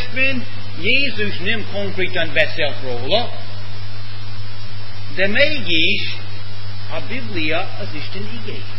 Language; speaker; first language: Hungarian; non-native, fluent; English